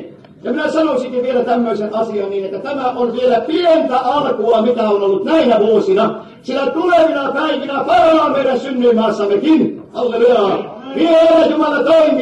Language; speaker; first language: Finnish; native; Finnish